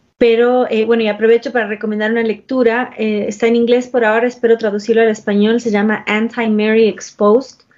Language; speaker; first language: Spanish; early bilingual, heritage; English